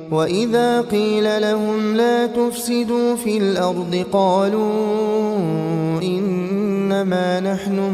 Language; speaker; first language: Arabic; native; Arabic